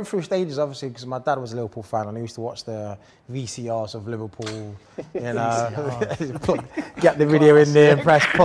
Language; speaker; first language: English; native; English